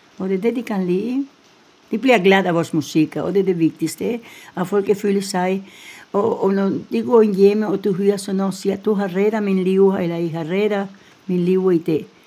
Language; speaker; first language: Danish; non-native, fluent; Spanish